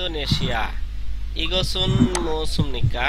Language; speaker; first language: Korean; non-native, fluent; Bangla